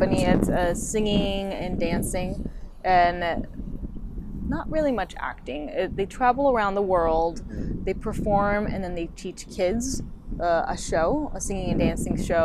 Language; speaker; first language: English; non-native, fluent; Japanese